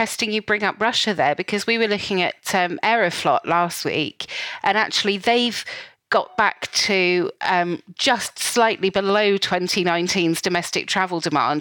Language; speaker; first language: English; native; English